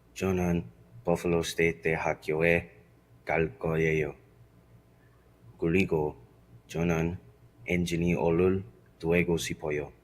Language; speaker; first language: Korean; non-native, learner; English